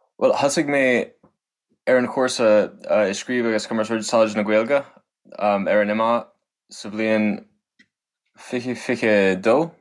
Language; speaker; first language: Irish; non-native, fluent; English